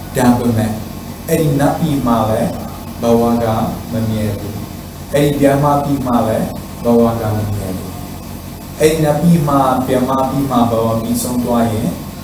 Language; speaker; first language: Burmese; non-native, fluent; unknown